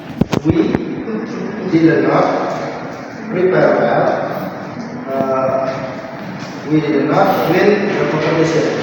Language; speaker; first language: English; non-native, learner; Indonesian